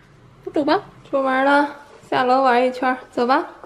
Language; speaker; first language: Chinese; native; Chinese